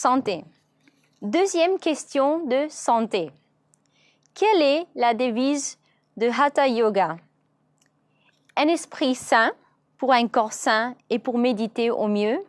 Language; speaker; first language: French; non-native, fluent; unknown